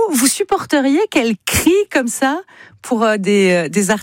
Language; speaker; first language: French; native; French